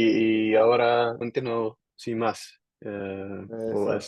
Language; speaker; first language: Spanish; non-native, learner; Dutch